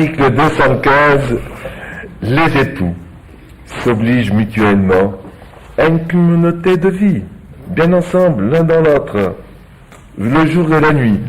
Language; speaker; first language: French; native; French